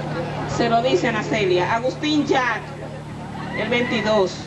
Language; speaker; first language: Spanish; native; Spanish